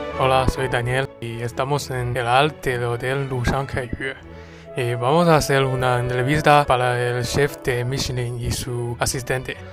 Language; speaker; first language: Spanish; non-native, learner; Chinese